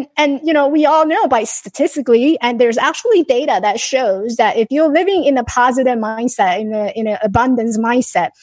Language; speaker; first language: English; non-native, fluent; Chinese